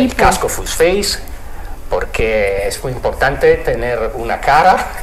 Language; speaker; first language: Spanish; non-native, fluent; Italian